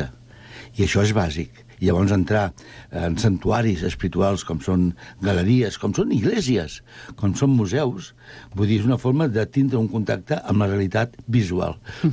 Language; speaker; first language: Catalan; native; Catalan